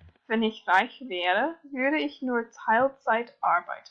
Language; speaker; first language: German; non-native, fluent; English